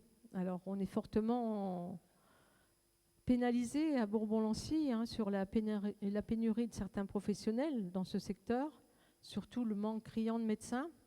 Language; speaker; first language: French; native; French